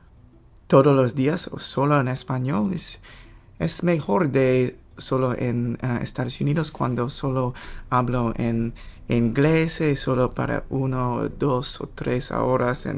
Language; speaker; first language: Spanish; non-native, learner; English